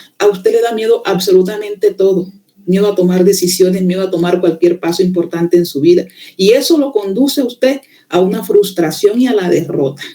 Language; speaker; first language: Spanish; native; Spanish